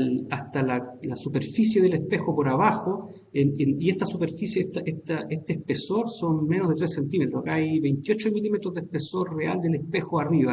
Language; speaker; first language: Spanish; native; Spanish